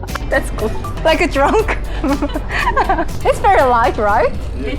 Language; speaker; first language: English; non-native, fluent; Korean